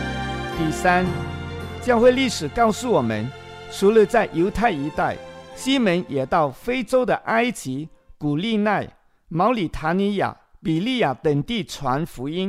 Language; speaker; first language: Chinese; native; Chinese